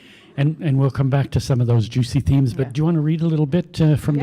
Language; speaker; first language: English; native; English